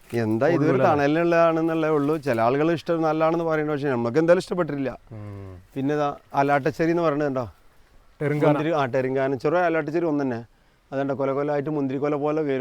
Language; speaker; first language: Malayalam; native; Malayalam